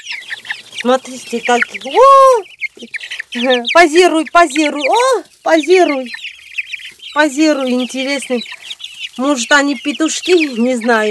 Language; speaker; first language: Russian; non-native, fluent; Armenian